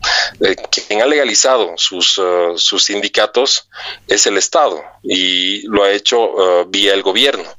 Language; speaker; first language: Spanish; native; Spanish